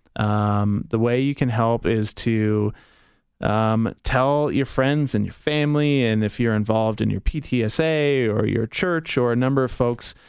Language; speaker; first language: English; early bilingual, other home language; German